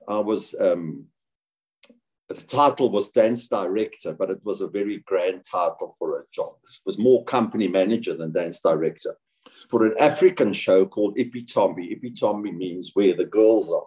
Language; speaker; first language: English; native; English